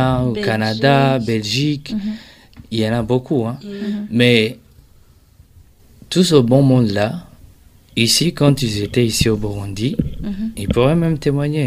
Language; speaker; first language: French; non-native, local second language; Rundi